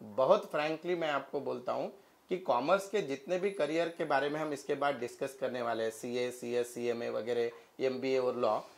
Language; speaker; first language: Hindi; non-native, local second language; Marathi